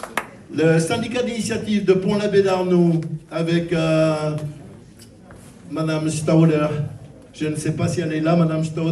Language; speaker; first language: French; native; French